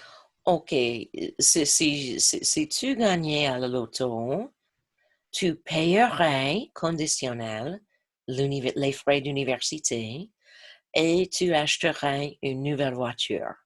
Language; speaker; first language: French; non-native, fluent; English